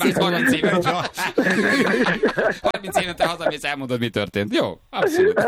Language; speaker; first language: Hungarian; native; Hungarian